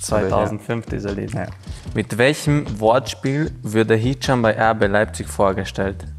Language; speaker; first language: German; non-native, fluent; Hungarian